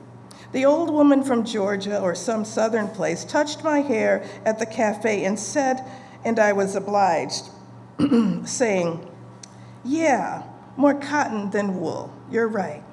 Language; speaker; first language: English; native; English